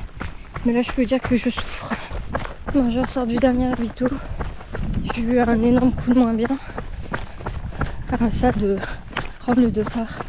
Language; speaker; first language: French; native; French